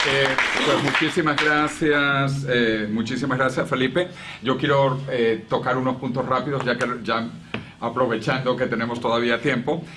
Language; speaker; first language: Spanish; native; Spanish